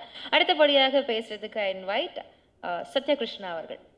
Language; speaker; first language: Tamil; native; Tamil